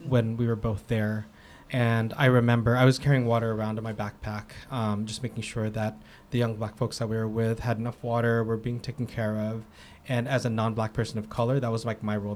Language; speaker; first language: English; native; English